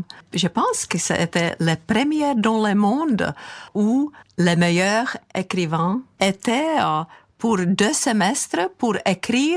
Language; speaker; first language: French; non-native, fluent; Czech